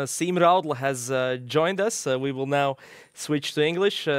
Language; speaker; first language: English; non-native, fluent; Latvian